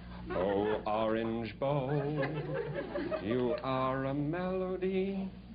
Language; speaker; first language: English; native; English